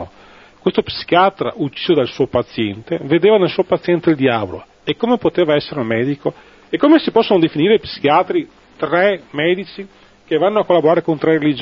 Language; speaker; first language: Italian; native; Italian